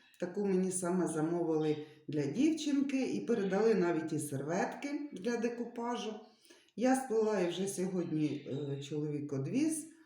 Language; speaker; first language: Ukrainian; non-native, local second language; Russian